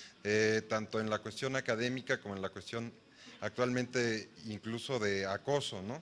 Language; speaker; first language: Spanish; native; Spanish